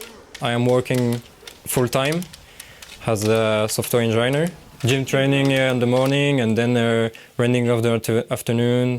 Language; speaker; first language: English; non-native, fluent; French